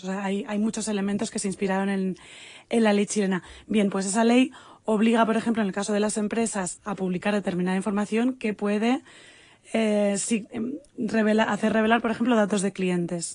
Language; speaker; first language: Spanish; native; Spanish